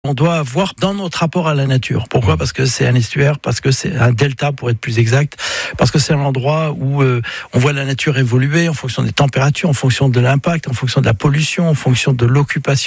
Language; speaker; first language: French; native; French